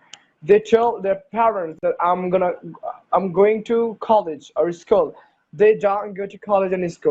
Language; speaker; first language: English; non-native, learner; Bangla